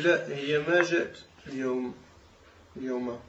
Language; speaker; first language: Arabic; non-native, learner; French